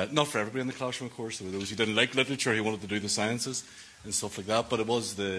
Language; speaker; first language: English; native; English